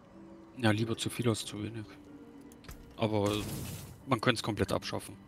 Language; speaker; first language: German; native; German